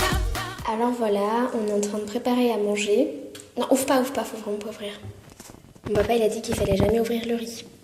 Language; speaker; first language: French; native; French